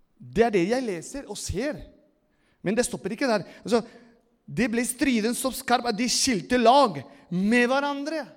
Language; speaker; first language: Norwegian; non-native, fluent; Spanish